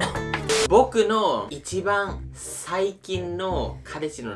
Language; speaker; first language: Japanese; early bilingual, heritage; English